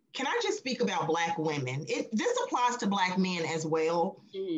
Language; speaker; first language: English; native; English